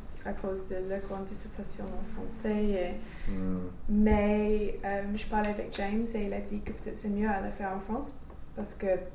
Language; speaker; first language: French; non-native, fluent; English